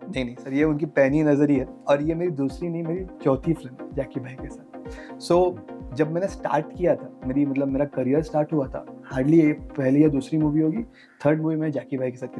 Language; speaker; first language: Hindi; non-native, local second language; Marathi